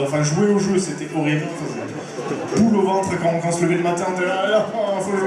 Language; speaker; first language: French; native; French